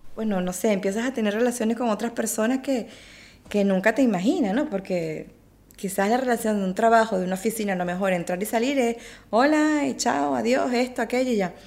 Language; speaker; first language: Spanish; native; Spanish